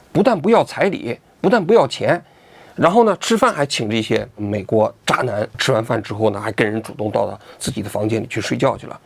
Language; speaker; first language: Chinese; native; Chinese